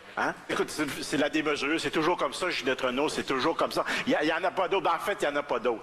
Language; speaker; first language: French; native; French